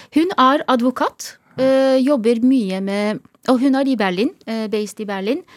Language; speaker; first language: Norwegian; non-native, fluent; Turkish